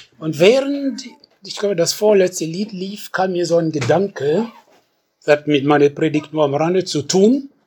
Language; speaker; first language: German; non-native, fluent; French